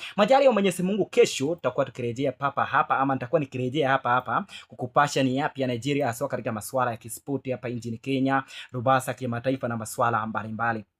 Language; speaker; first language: Swahili; non-native, local second language; Luyia